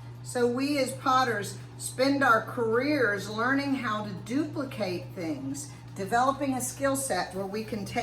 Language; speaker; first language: English; native; English